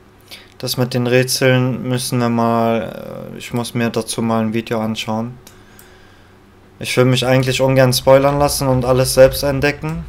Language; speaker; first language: German; native; German